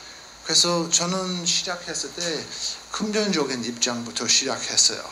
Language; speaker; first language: Korean; non-native, learner; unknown